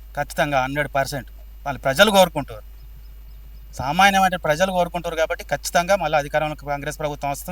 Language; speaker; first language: Telugu; native; Telugu